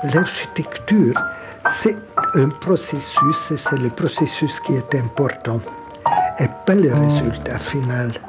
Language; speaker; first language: French; non-native, fluent; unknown